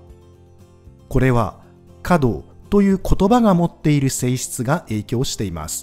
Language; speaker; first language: Japanese; native; Japanese